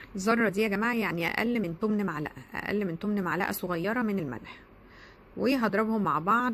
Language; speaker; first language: Arabic; native; Arabic